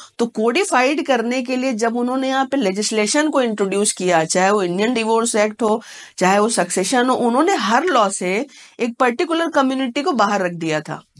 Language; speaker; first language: Hindi; native; Hindi